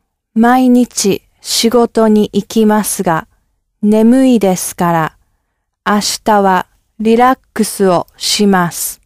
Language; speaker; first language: Japanese; non-native, learner; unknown